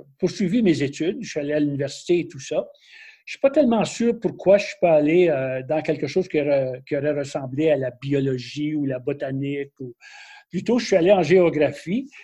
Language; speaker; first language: French; native; French